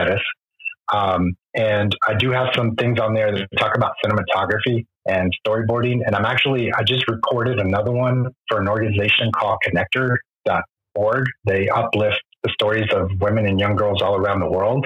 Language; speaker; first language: English; non-native, fluent; Spanish